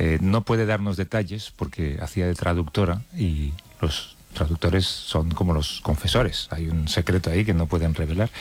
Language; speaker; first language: Spanish; native; Spanish